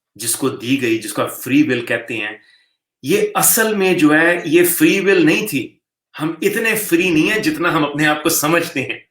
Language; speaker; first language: Urdu; non-native, local second language; Punjabi